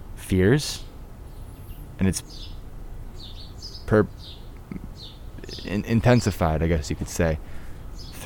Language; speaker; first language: English; native; English